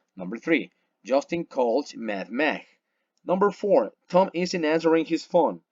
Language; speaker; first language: English; non-native, fluent; Spanish